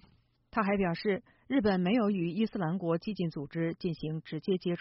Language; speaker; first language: Chinese; native; Chinese